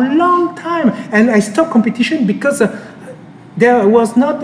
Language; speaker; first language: English; non-native, fluent; French